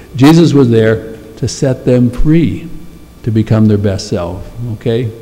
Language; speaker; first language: English; native; English